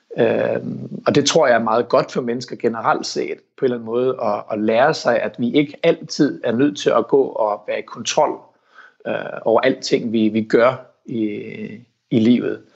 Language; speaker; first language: Danish; early bilingual, heritage; Danish